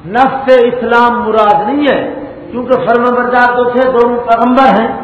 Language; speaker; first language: Urdu; non-native, local second language; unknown